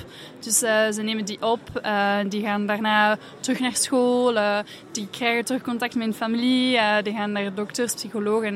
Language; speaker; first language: Dutch; non-native, fluent; French